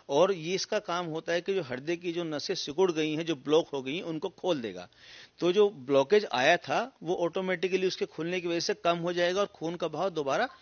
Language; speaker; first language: Hindi; native; Hindi